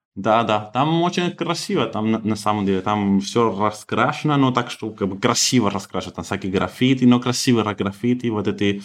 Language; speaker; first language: Russian; non-native, fluent; Spanish